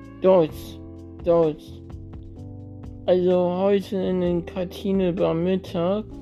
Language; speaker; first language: German; non-native, learner; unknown